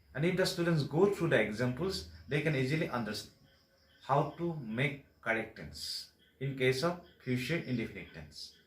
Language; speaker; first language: English; non-native, local second language; Assamese